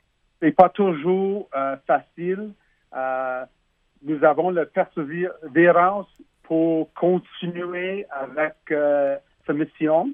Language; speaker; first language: French; non-native, learner; English